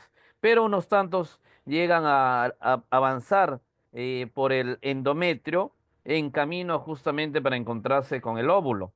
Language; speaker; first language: Spanish; native; Spanish